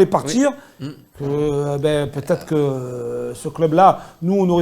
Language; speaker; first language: French; native; French